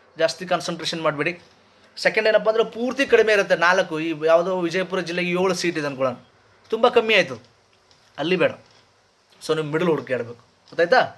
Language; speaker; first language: Kannada; native; Kannada